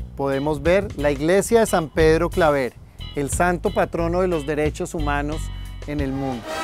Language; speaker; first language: Spanish; native; Spanish